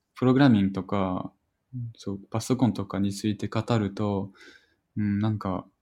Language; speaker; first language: Japanese; non-native, fluent; French